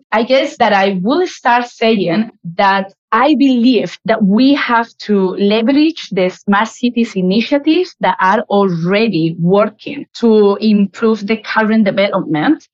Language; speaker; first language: English; non-native, fluent; Spanish